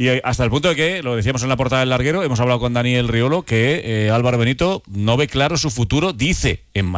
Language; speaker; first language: Spanish; native; Spanish